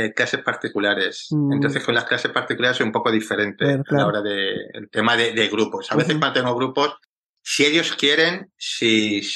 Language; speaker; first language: Spanish; native; Spanish